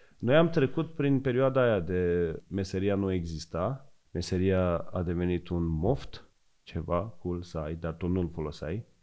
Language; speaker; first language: Romanian; non-native, fluent; Persian